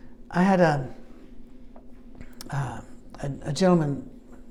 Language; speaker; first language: English; native; English